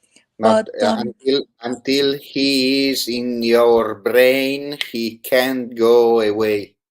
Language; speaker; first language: English; non-native, learner; Italian